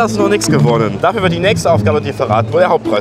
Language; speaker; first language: German; native; German